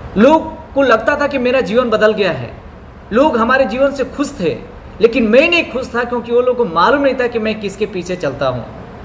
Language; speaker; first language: Hindi; non-native, local second language; Bhojpuri